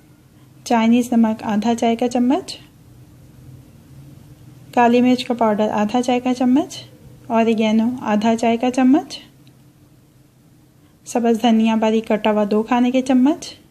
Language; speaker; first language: Urdu; native; Urdu